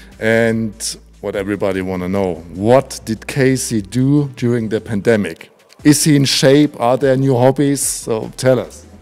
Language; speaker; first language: English; non-native, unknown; German